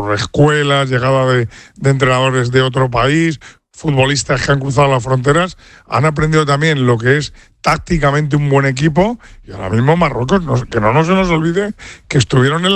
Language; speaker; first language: Spanish; native; Spanish